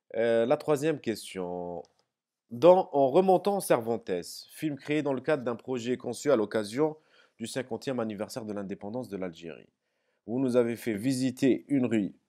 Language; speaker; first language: French; non-native, local second language; Arabic